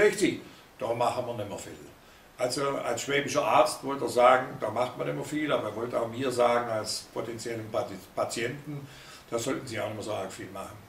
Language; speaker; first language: German; native; German